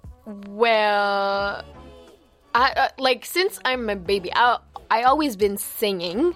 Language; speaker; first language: English; early bilingual, other home language; French